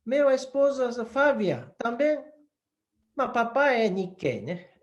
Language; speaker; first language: Portuguese; non-native, learner; Japanese